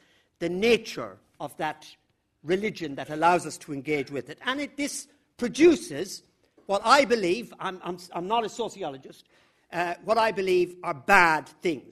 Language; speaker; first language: English; native; English